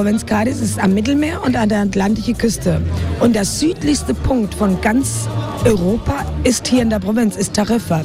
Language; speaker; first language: German; non-native, fluent; Spanish